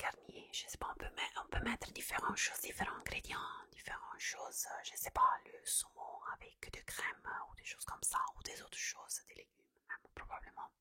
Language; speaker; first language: French; non-native, fluent; Italian